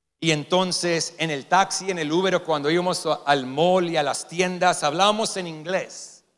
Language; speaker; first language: Spanish; non-native, fluent; English